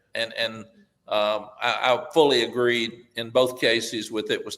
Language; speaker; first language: English; native; English